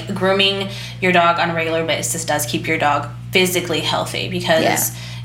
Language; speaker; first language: English; native; English